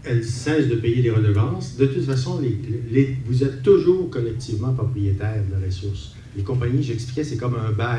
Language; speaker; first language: French; native; French